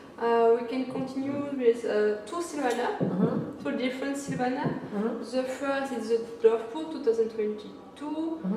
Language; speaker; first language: English; non-native, learner; French